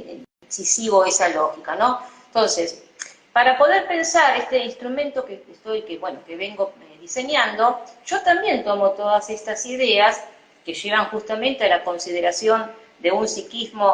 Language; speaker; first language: Spanish; native; Spanish